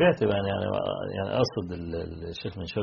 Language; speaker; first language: Arabic; native; Arabic